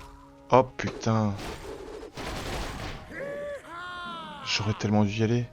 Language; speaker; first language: French; native; French